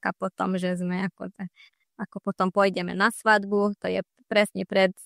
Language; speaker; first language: Slovak; non-native, local second language; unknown